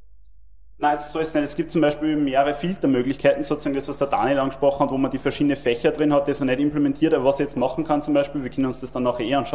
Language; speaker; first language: German; native; German